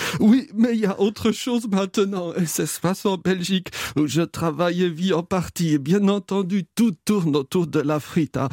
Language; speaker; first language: French; native; French